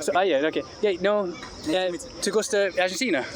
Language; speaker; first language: Spanish; non-native, learner; English